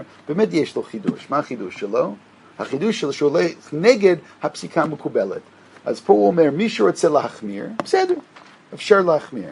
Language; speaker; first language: Hebrew; non-native, fluent; English